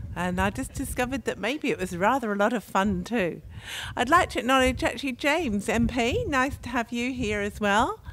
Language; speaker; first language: English; native; English